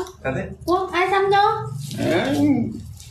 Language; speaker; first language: Vietnamese; native; Vietnamese